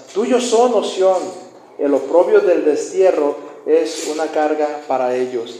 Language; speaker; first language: Spanish; native; Spanish